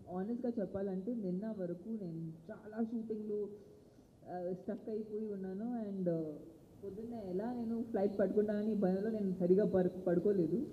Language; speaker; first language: Telugu; non-native, local second language; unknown